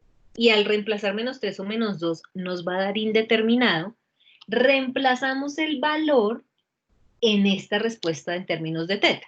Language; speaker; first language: Spanish; native; Spanish